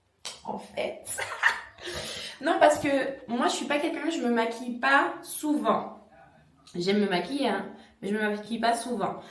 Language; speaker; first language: French; native; French